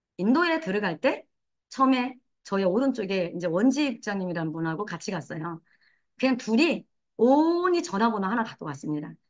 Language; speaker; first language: Korean; native; Korean